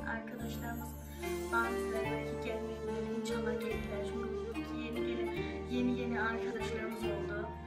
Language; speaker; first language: Turkish; early bilingual, heritage; Turkish